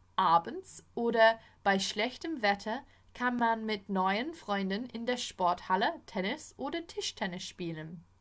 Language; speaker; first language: German; non-native, fluent; English